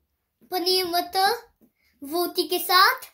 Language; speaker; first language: Hindi; early bilingual, heritage; Hindi